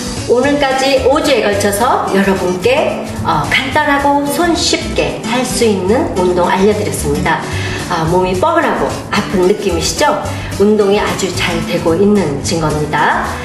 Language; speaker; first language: Korean; native; Korean